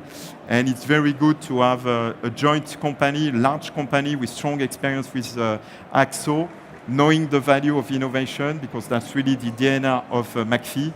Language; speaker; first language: English; non-native, fluent; French